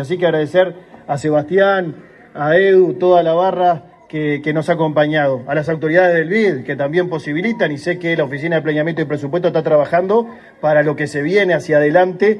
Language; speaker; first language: Spanish; native; Spanish